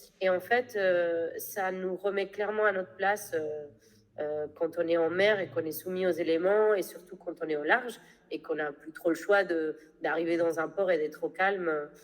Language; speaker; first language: French; non-native, fluent; Spanish